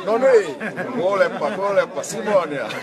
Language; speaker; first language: Finnish; native; Finnish